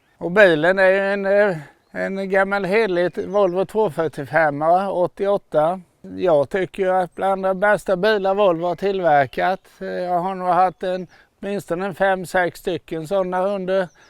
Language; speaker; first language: Swedish; native; Swedish